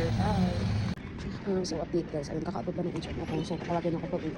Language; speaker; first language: Filipino; native; Filipino